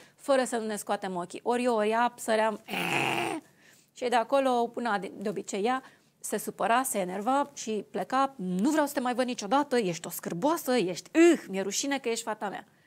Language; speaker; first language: Romanian; native; Romanian